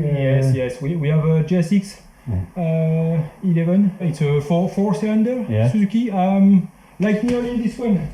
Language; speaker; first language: English; non-native, learner; French